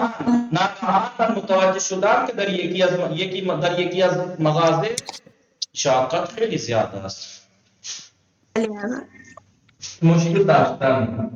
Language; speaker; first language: Persian; non-native, fluent; Urdu